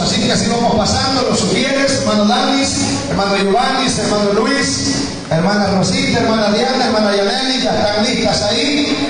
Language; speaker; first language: Spanish; native; Spanish